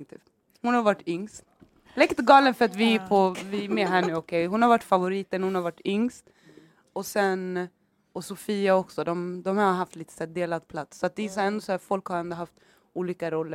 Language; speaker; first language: Swedish; native; Swedish